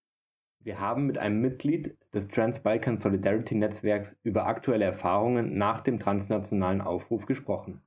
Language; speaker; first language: German; native; German